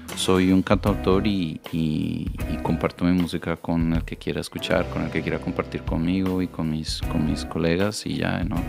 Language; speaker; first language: Spanish; native; Spanish